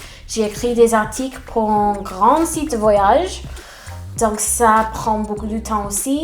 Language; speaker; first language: French; non-native, fluent; English